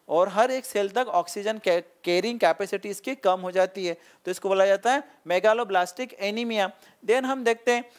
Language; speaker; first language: Hindi; non-native, local second language; Marathi